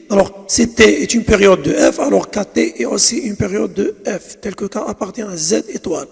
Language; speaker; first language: French; non-native, local second language; Arabic